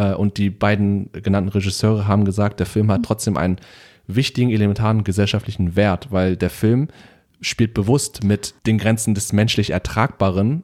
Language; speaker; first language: German; early bilingual, other home language; Vietnamese